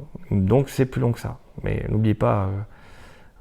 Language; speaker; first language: French; native; French